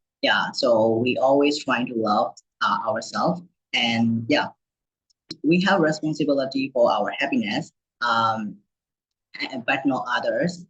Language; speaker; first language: English; non-native, learner; Burmese